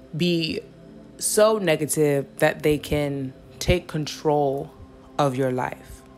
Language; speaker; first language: English; native; English